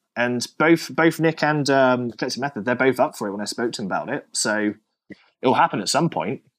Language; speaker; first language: English; native; English